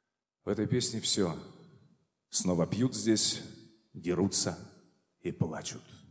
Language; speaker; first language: Russian; native; Russian